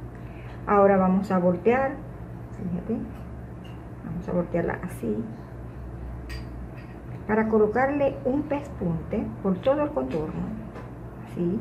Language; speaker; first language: Spanish; native; Spanish